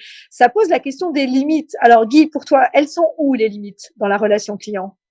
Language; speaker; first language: French; native; French